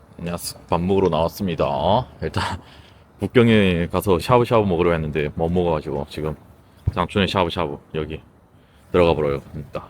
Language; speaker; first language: Korean; native; Korean